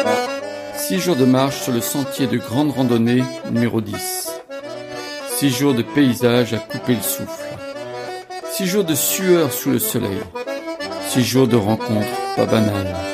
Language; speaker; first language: French; native; French